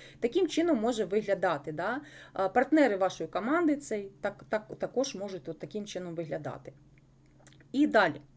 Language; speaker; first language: Ukrainian; non-native, local second language; Russian